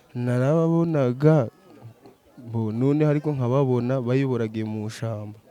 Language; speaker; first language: Kinyarwanda; early bilingual, heritage; Kinyarwanda